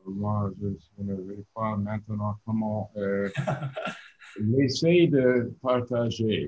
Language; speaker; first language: French; non-native, learner; English